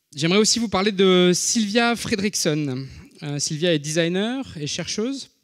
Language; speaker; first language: French; native; French